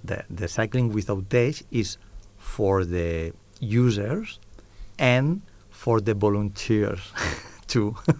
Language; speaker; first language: English; non-native, learner; Catalan